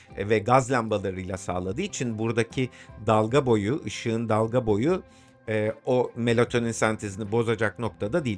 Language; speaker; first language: Turkish; native; Turkish